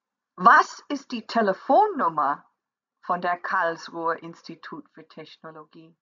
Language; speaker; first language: German; non-native, learner; English